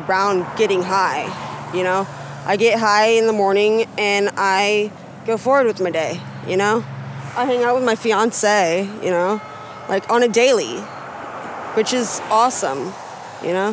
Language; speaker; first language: English; native; English